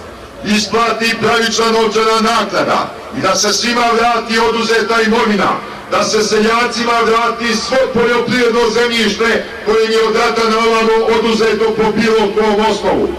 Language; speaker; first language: Bosnian; native; Bosnian